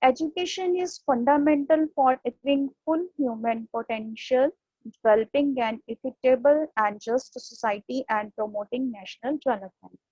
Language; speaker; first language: English; non-native, local second language; Punjabi